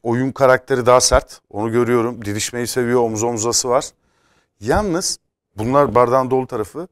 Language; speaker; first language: Turkish; native; Turkish